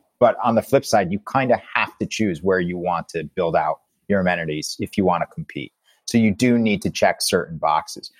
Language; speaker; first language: English; native; English